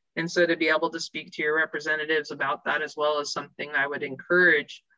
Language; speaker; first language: English; native; English